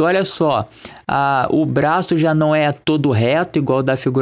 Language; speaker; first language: Portuguese; native; Portuguese